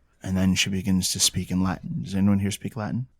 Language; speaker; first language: English; native; English